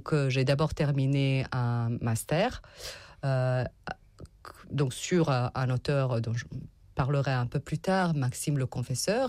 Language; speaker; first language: French; non-native, fluent; Serbian